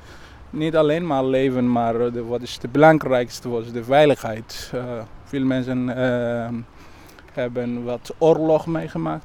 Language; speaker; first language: Dutch; non-native, learner; Somali